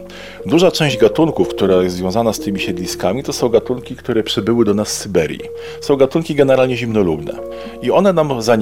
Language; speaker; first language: Polish; native; Polish